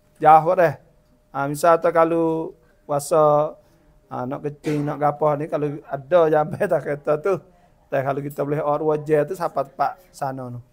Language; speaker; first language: Malay; native; Malay